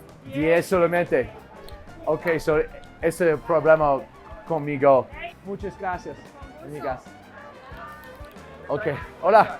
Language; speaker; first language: Spanish; non-native, learner; English